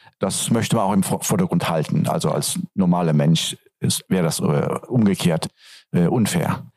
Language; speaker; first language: German; non-native, fluent; Turkish